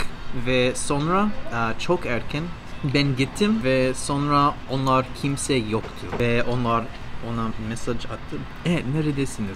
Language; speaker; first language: Turkish; non-native, learner; English